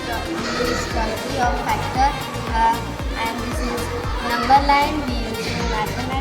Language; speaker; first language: English; non-native, learner; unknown